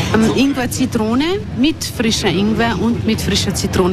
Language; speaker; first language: German; native; German